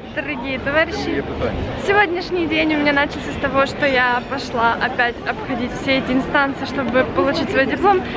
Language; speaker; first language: Russian; native; Russian